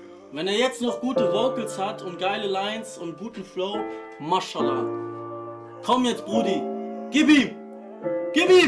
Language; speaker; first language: German; native; German